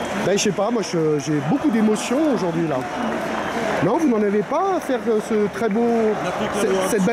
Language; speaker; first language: French; native; French